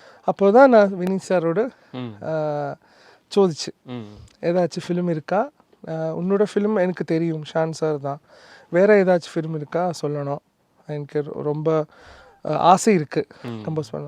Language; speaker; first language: Tamil; non-native, learner; Malayalam